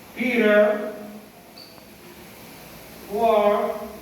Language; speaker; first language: English; non-native, learner; Spanish